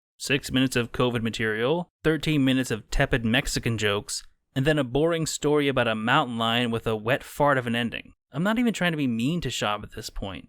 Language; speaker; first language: English; native; English